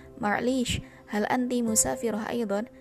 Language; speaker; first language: Arabic; non-native, learner; Indonesian